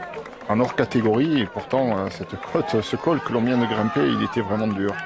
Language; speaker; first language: French; native; French